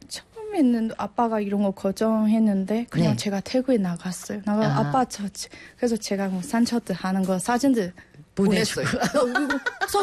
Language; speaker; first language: Korean; non-native, learner; Burmese